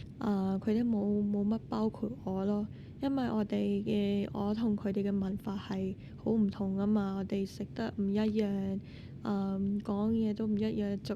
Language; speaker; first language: Cantonese; non-native, fluent; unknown